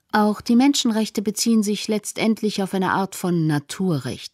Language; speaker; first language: German; native; German